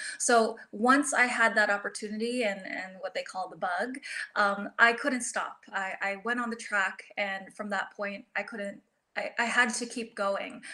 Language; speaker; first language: English; early bilingual, other home language; Filipino